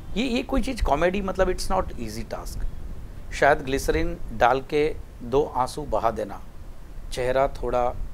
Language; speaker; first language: Hindi; non-native, local second language; Gujarati